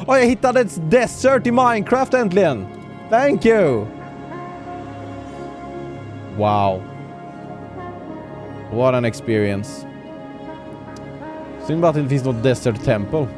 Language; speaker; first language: Swedish; native; Swedish